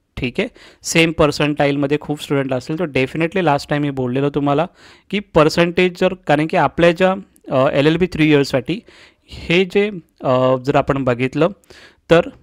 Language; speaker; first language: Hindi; non-native, local second language; Marathi